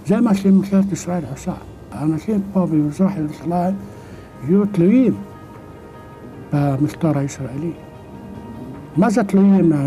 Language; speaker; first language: Hebrew; non-native, local second language; Arabic